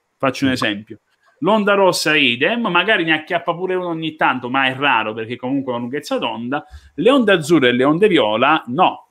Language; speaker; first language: Italian; native; Italian